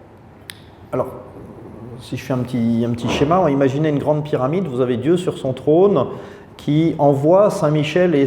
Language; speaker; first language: French; native; French